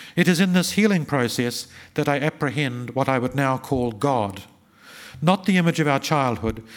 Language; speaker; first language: English; native; English